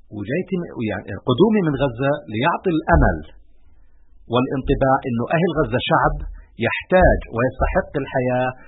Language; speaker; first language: Arabic; native; Arabic